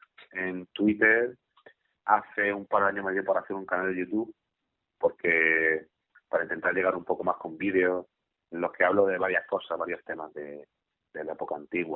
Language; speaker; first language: Spanish; native; Spanish